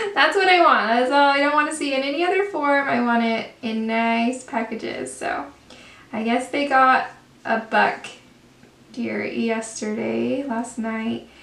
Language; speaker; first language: English; native; English